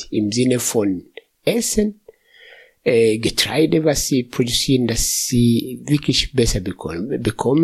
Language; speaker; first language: German; non-native, fluent; Swahili